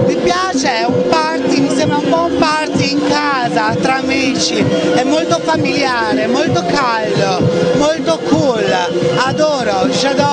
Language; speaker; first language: Italian; non-native, learner; Portuguese